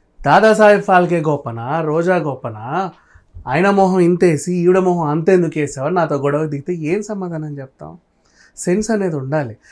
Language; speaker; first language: Telugu; native; Telugu